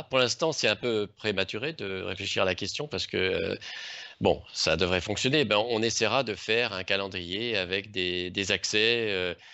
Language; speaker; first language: French; native; French